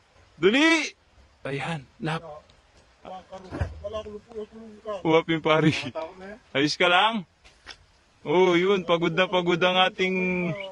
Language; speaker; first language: Filipino; non-native, local second language; Pampanga